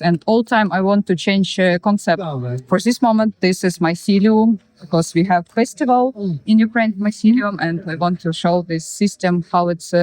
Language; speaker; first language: English; non-native, learner; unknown